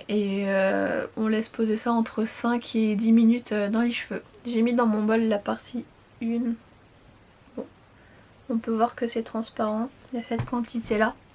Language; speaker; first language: French; native; French